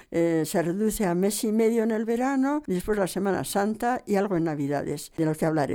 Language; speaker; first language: Spanish; native; Spanish